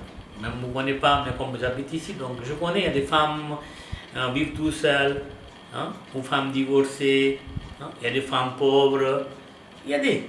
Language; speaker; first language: French; non-native, fluent; Hindi